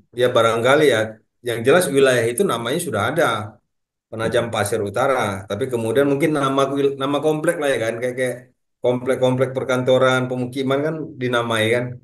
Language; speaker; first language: Indonesian; native; Indonesian